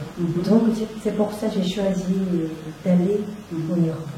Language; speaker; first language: French; non-native, fluent; Korean